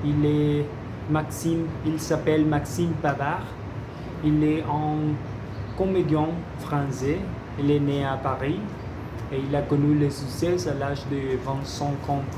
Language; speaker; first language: French; non-native, learner; Spanish